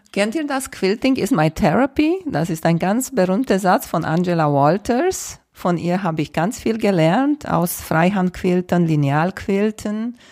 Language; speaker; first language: German; non-native, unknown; Romanian